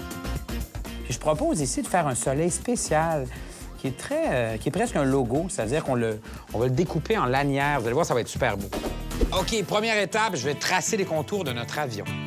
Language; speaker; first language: French; native; French